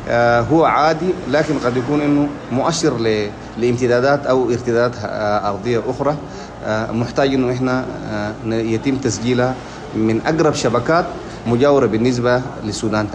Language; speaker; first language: Arabic; native; Arabic